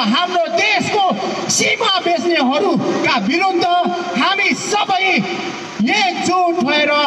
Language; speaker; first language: Nepali; non-native, local second language; Newari